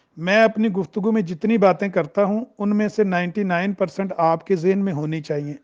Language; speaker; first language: Urdu; non-native, local second language; Punjabi